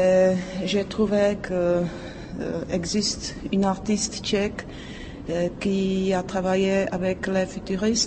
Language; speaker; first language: French; non-native, fluent; Czech